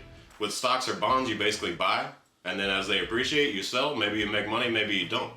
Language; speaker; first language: English; native; English